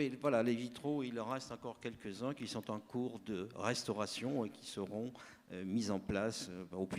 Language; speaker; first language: French; native; French